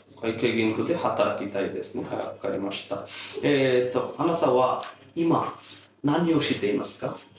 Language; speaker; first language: Japanese; non-native, fluent; Bangla